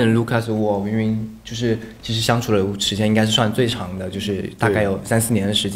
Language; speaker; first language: Chinese; native; Chinese